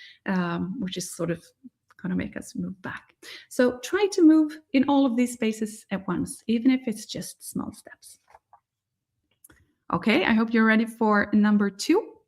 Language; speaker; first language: English; non-native, fluent; Swedish